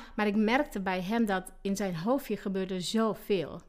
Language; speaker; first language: Dutch; non-native, fluent; Slovak